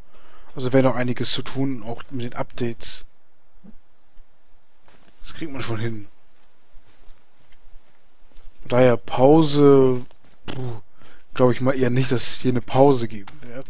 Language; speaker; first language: German; native; German